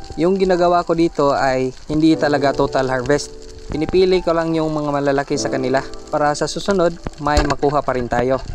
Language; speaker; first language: Filipino; non-native, local second language; Cebuano